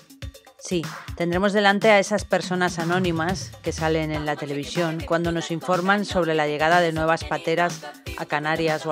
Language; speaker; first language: Spanish; native; Spanish